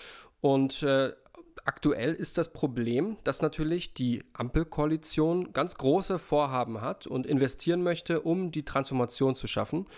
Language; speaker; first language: German; native; German